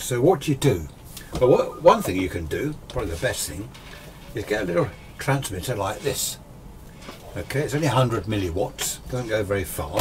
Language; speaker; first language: English; native; English